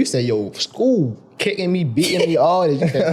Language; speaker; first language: English; native; English